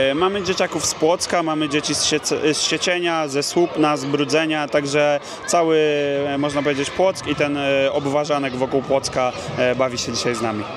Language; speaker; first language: Polish; native; Polish